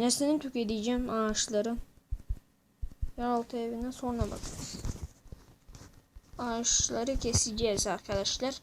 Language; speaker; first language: Turkish; native; Turkish